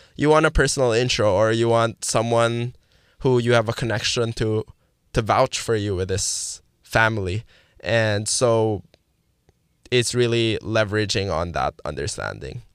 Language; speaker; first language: English; non-native, local second language; Filipino